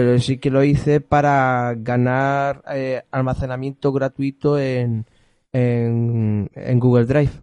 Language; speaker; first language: Spanish; native; Spanish